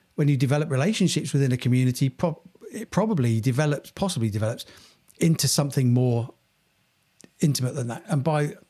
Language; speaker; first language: English; native; English